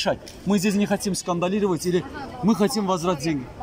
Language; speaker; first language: Russian; non-native, learner; Azerbaijani